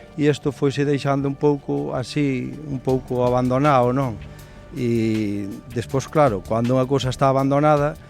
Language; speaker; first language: Galician; native; Galician